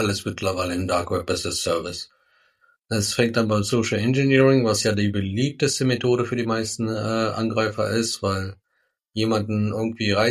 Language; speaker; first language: German; native; German